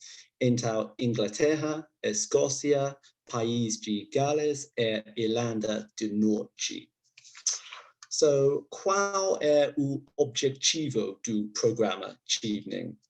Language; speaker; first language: Portuguese; non-native, learner; English